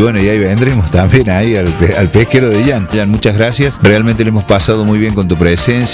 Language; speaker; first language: Spanish; native; Spanish